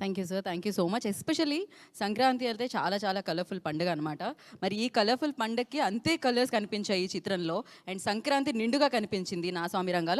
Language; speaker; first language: Telugu; native; Telugu